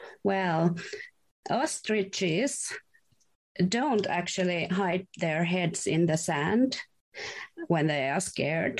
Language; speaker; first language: English; non-native, fluent; Finnish